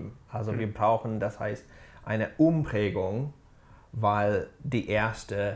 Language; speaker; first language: German; non-native, fluent; English